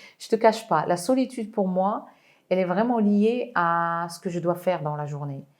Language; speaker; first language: French; non-native, local second language; Arabic